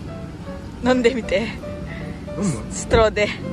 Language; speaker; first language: Japanese; non-native, learner; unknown